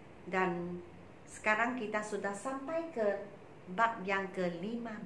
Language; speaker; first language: Malay; non-native, local second language; Chinese